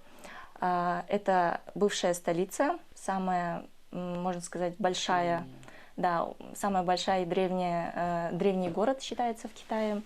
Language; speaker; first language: Russian; early bilingual, other home language; Kyrgyz